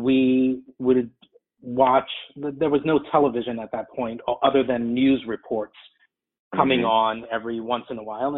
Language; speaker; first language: English; native; English